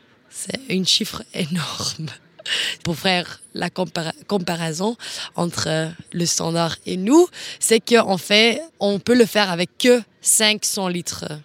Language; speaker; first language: French; non-native, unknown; Dutch